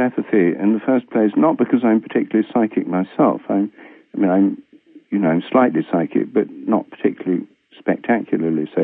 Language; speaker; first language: English; native; English